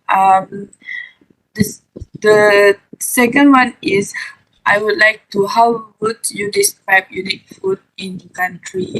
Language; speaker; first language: English; non-native, learner; Malay